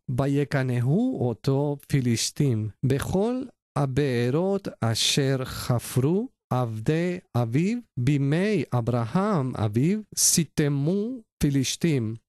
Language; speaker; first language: Hebrew; non-native, learner; Spanish